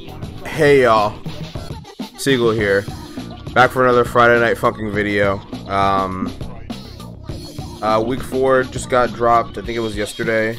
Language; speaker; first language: English; native; English